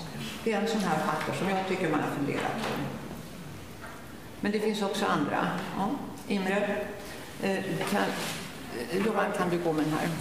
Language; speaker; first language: Swedish; native; Swedish